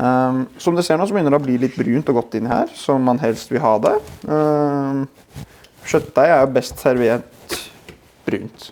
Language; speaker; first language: Norwegian; native; Norwegian